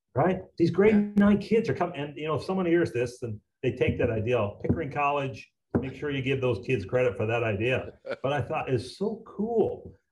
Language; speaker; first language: English; native; English